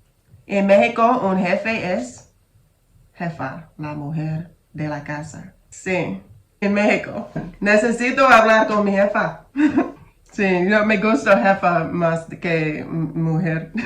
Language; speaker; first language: Spanish; non-native, learner; English